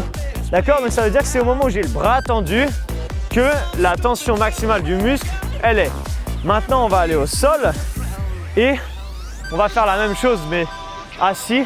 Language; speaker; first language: French; native; French